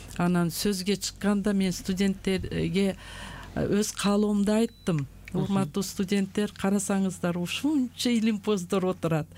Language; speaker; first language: Kyrgyz; non-native, local second language; Uzbek